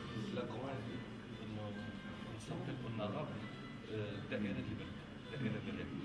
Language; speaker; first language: French; non-native, local second language; Arabic